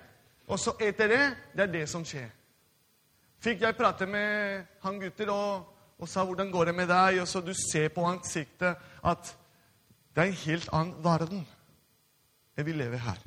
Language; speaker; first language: Norwegian; non-native, fluent; Spanish